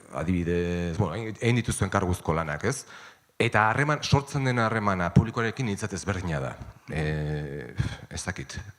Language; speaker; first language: Basque; non-native, local second language; Spanish